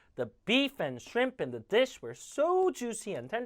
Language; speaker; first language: English; non-native, fluent; Korean